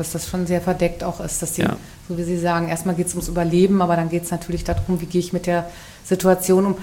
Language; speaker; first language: German; native; German